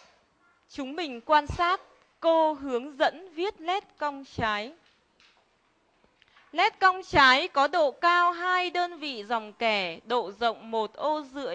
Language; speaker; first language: Vietnamese; native; Vietnamese